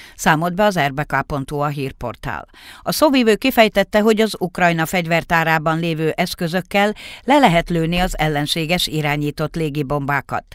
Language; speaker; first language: Hungarian; native; Hungarian